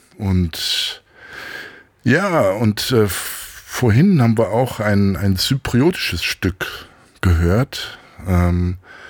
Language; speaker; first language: German; non-native, fluent; Greek